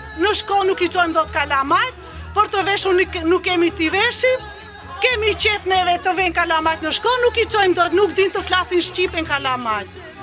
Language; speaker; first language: Albanian; non-native, local second language; Romany